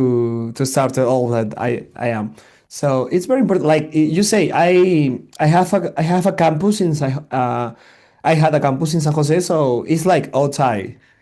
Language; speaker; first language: English; non-native, learner; Spanish